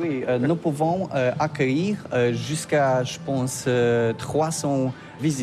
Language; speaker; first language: French; non-native, learner; Polish